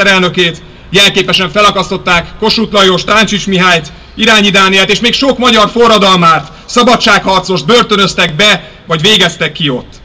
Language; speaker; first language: Hungarian; native; Hungarian